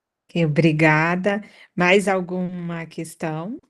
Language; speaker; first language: Portuguese; native; Portuguese